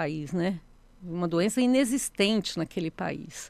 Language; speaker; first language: Portuguese; native; Portuguese